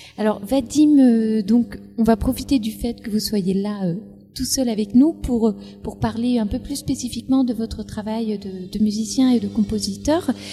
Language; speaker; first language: French; native; French